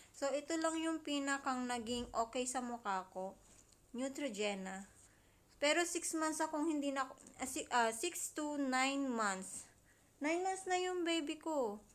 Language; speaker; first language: Filipino; native; Filipino